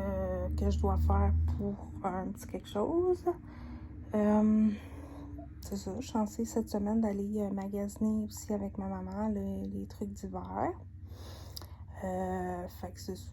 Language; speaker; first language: French; native; French